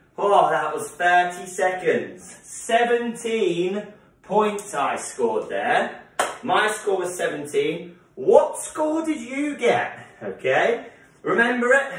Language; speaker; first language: English; native; English